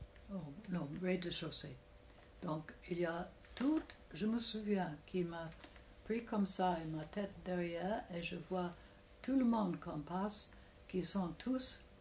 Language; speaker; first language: French; non-native, fluent; English